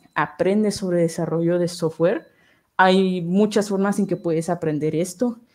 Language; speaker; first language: Spanish; native; Spanish